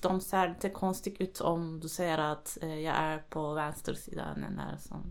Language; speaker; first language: Swedish; non-native, fluent; Turkish